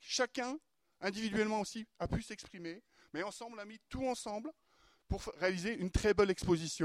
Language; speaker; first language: French; native; French